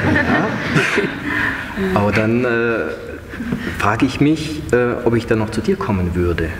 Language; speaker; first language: German; native; German